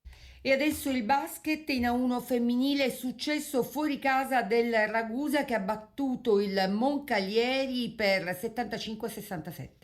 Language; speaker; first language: Italian; native; Italian